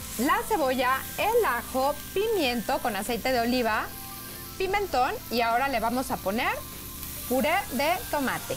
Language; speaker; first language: Spanish; native; Spanish